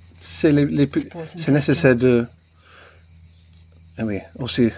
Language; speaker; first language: French; non-native, learner; English